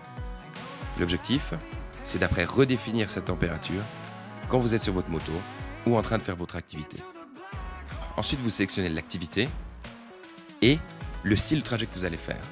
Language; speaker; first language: French; native; French